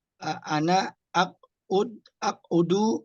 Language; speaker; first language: Arabic; non-native, learner; Indonesian